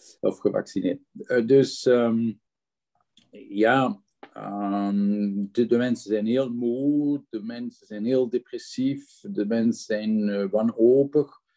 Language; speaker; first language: Dutch; non-native, local second language; French